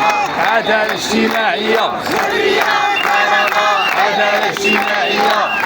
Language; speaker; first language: Arabic; native; Arabic